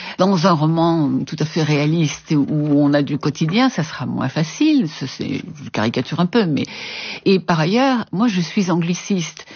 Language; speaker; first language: French; native; French